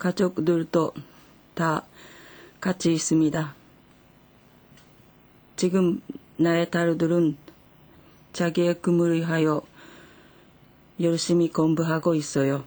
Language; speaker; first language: Korean; non-native, fluent; Japanese